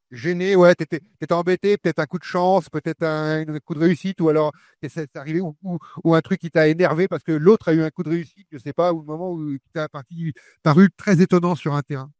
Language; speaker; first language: French; native; French